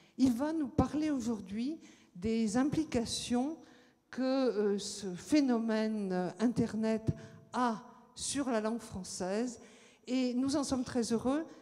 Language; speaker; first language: French; native; French